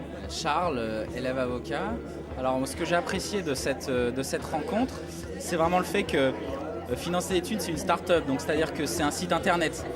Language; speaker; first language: French; native; French